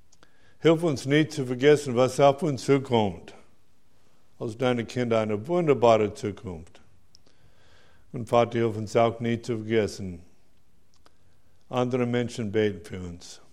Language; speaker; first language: German; non-native, fluent; English